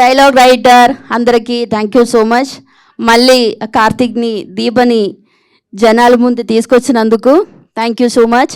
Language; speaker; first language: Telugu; non-native, learner; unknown